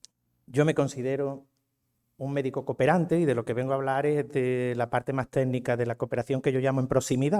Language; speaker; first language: Spanish; native; Spanish